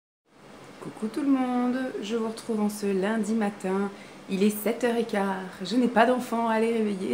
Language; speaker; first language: French; native; French